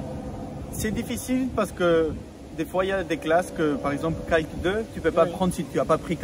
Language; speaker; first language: French; non-native, fluent; Spanish